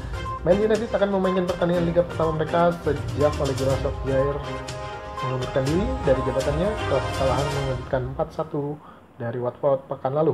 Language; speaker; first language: Indonesian; native; Indonesian